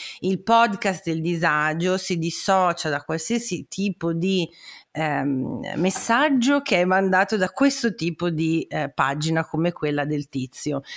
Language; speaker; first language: Italian; native; Italian